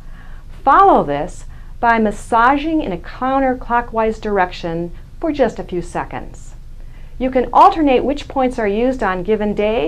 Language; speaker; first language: English; native; English